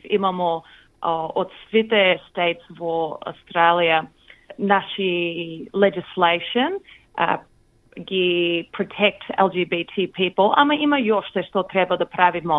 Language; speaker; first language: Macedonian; early bilingual, heritage; English